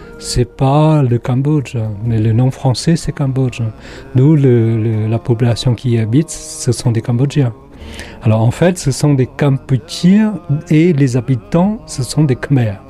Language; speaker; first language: French; non-native, fluent; Khmer